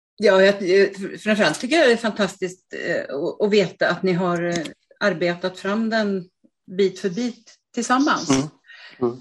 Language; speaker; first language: Swedish; native; Swedish